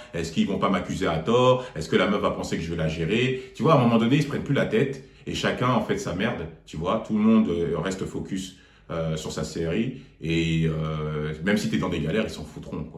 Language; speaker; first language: French; native; French